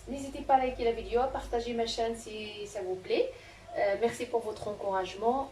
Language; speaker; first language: French; non-native, local second language; Arabic